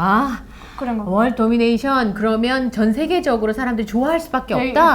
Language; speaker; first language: Korean; native; Korean